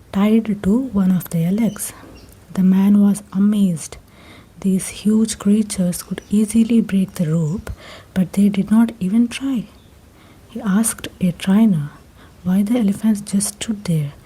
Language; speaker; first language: English; non-native, local second language; Kannada